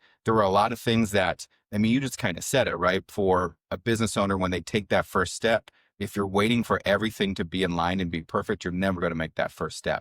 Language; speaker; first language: English; native; English